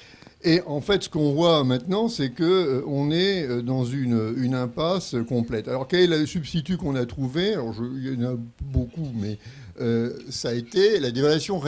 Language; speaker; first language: French; native; French